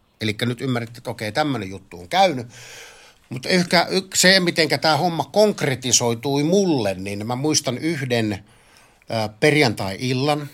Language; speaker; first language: Finnish; native; Finnish